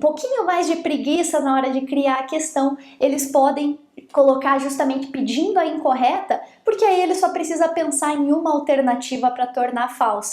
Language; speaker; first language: Portuguese; native; Portuguese